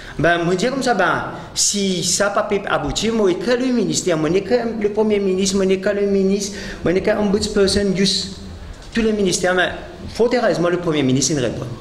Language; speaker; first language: French; non-native, local second language; Morisyen